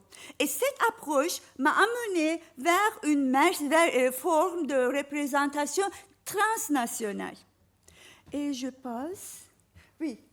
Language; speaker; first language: French; non-native, fluent; Turkish